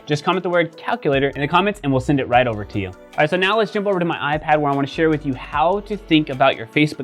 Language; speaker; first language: English; native; English